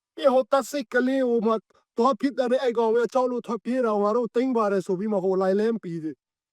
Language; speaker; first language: Burmese; non-native, local second language; Hakha Chin